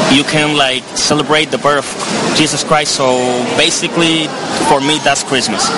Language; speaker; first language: English; non-native, fluent; Spanish